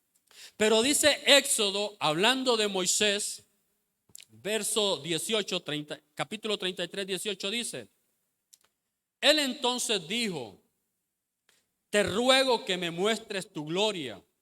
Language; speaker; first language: Spanish; native; Spanish